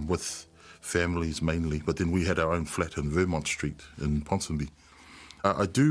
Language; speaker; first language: English; native; English